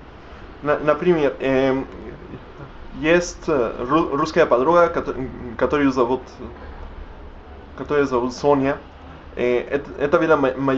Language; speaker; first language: Russian; non-native, learner; Spanish